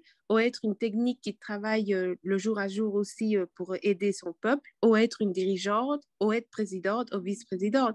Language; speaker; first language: French; non-native, fluent; Quechua